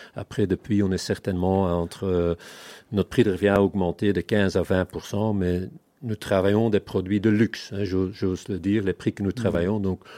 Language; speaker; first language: French; non-native, fluent; Dutch